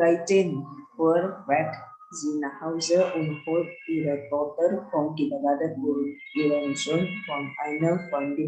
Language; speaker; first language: German; non-native, learner; Indonesian